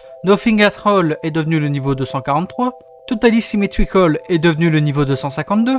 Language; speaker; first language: French; native; French